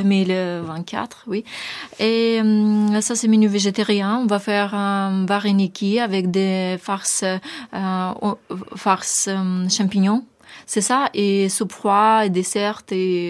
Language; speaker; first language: French; non-native, learner; Ukrainian